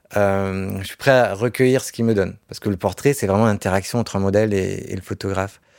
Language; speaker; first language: French; native; French